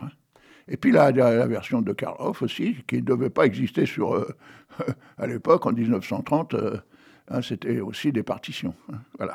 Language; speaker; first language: French; native; French